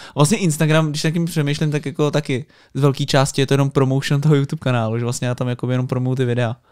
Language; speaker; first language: Czech; native; Czech